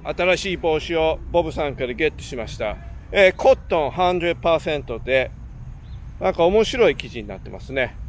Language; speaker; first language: Japanese; native; Japanese